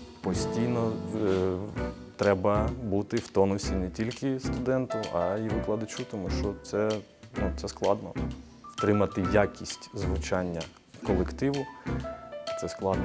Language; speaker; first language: Ukrainian; native; Ukrainian